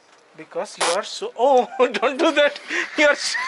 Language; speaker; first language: English; non-native, local second language; Telugu